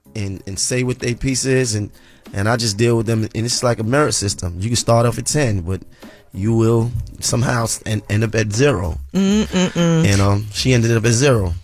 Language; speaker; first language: English; native; English